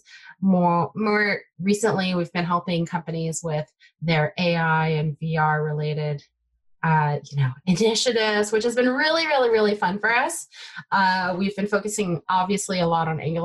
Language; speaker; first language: English; early bilingual, other home language; Min Nan Chinese